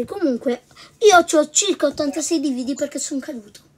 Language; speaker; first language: Italian; native; Italian